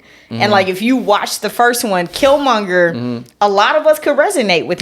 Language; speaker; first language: English; native; English